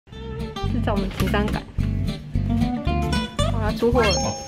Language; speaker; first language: Chinese; native; Chinese